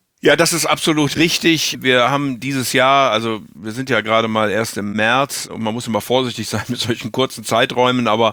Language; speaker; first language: German; native; German